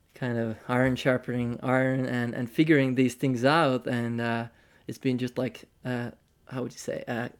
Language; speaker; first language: English; non-native, fluent; Finnish